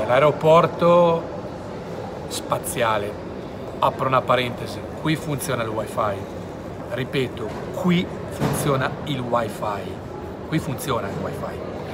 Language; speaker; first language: Italian; native; Italian